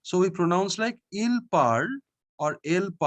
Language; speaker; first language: French; non-native, fluent; Bangla